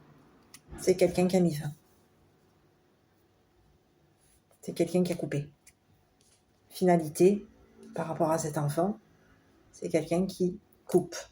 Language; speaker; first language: French; native; French